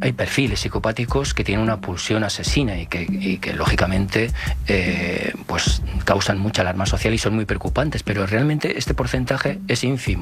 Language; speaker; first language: Spanish; native; Spanish